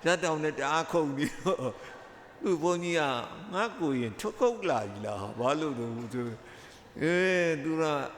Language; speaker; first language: Burmese; native; Burmese